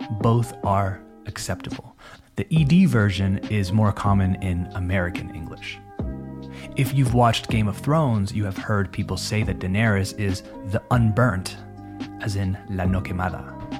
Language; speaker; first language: English; native; English